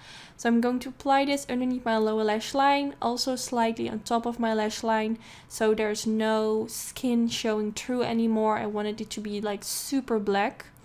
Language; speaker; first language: English; non-native, fluent; Dutch